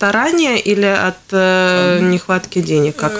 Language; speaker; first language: Russian; native; Russian